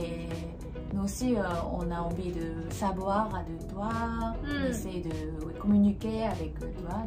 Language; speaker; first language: French; non-native, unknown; Japanese